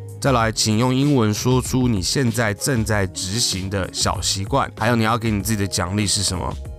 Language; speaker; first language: Chinese; native; Chinese